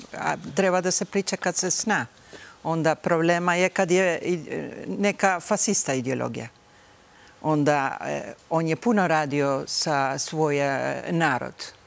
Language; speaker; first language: Bosnian; early bilingual, heritage; Bosnian